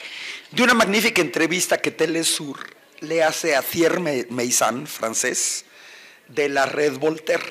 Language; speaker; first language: Spanish; native; Spanish